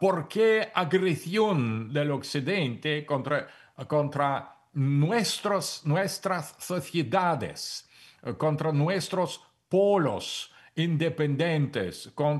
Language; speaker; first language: Spanish; non-native, fluent; Russian